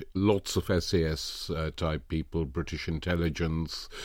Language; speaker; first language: English; non-native, local second language; Punjabi